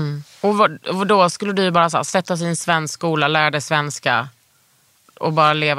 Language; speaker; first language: Swedish; native; Swedish